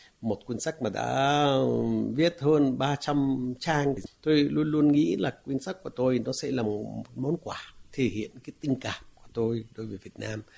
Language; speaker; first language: Vietnamese; non-native, fluent; Arabic